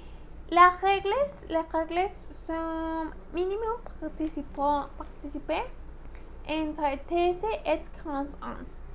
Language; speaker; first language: French; non-native, learner; Spanish